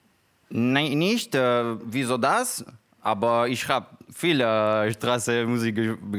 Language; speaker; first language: German; non-native, learner; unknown